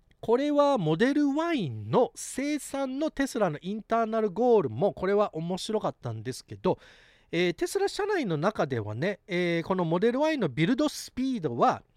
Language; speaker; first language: Japanese; early bilingual, heritage; Japanese